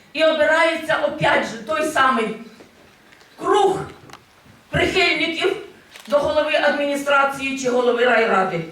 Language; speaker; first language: Ukrainian; native; Ukrainian